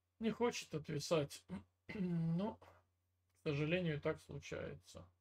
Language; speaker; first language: Russian; native; Russian